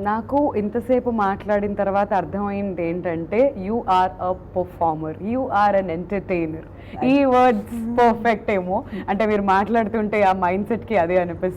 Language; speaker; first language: Telugu; native; Telugu